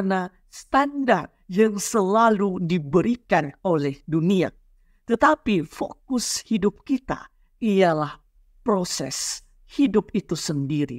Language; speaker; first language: Indonesian; native; Indonesian